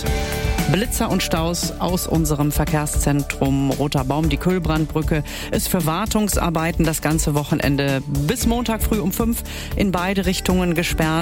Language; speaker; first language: German; native; German